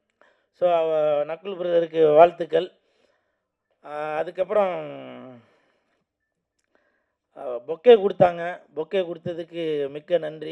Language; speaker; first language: Tamil; native; Tamil